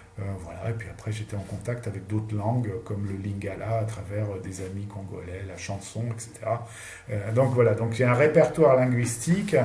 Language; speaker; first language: French; native; French